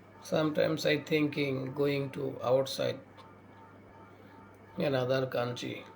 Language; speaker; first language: English; non-native, learner; Bangla